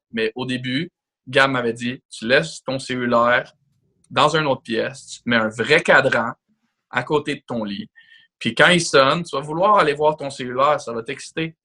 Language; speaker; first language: French; native; French